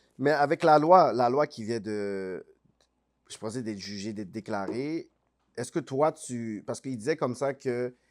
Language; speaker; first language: French; native; French